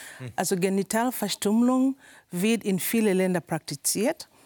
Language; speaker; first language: German; non-native, learner; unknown